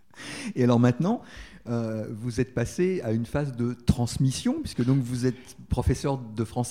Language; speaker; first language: French; native; French